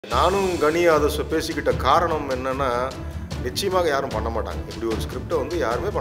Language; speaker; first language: Tamil; native; Tamil